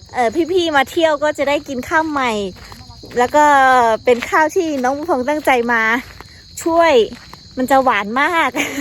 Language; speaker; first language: Thai; non-native, local second language; Shan